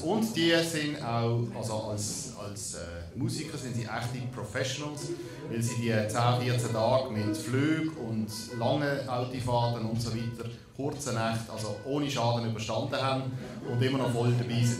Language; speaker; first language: German; native; German